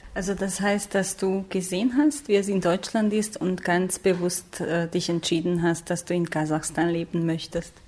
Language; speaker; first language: German; native; German